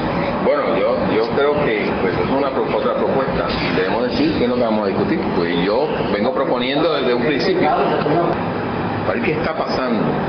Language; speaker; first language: Spanish; native; Spanish